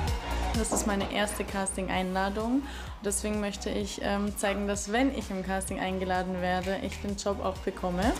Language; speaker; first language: German; native; German